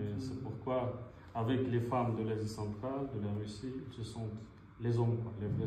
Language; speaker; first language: French; non-native, fluent; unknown